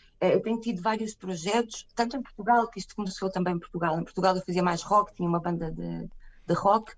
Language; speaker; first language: Portuguese; native; Portuguese